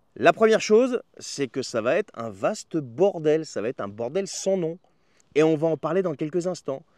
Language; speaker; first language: French; native; French